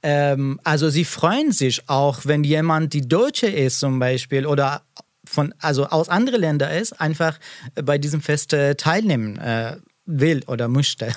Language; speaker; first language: German; non-native, learner; Persian